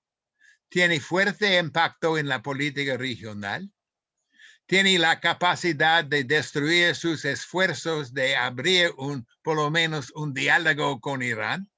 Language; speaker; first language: Spanish; non-native, fluent; English